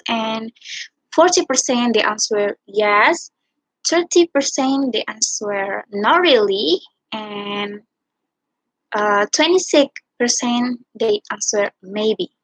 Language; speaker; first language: English; non-native, learner; Indonesian